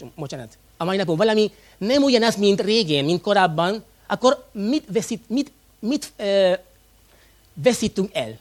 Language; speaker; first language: Hungarian; non-native, fluent; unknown